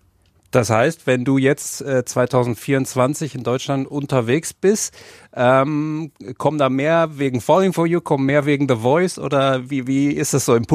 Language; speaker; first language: German; native; German